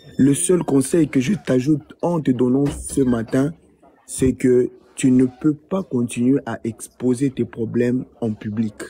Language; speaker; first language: French; non-native, local second language; Lingala